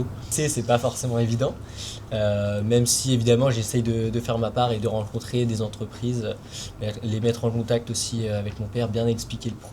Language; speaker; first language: French; native; French